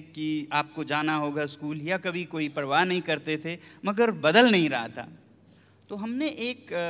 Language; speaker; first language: Hindi; non-native, local second language; Ladakhi